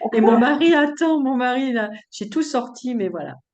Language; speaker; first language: French; native; French